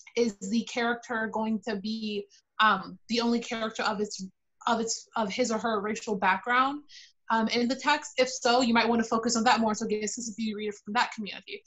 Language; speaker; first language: English; native; English